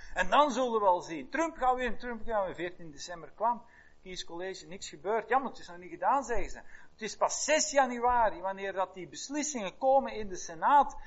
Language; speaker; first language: Dutch; native; Dutch